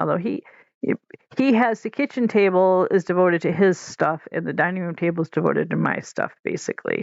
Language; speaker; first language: English; native; English